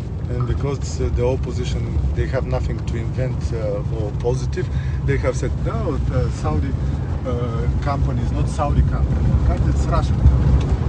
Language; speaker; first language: English; non-native, fluent; Bulgarian